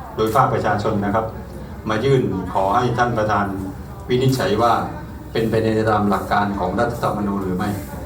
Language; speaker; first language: Thai; native; Thai